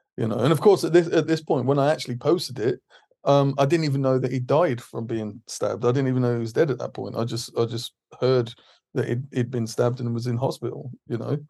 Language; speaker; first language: English; native; English